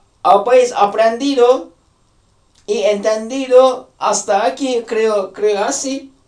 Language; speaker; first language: Spanish; non-native, learner; Turkish